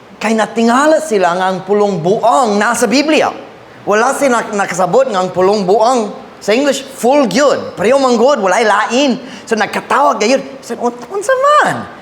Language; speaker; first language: Cebuano; non-native, fluent; English